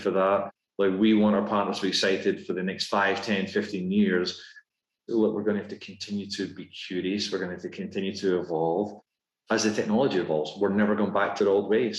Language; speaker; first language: English; native; English